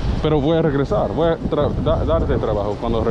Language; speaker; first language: Spanish; non-native, learner; English